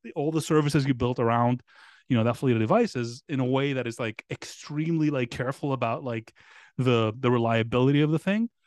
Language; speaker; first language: English; non-native, fluent; Greek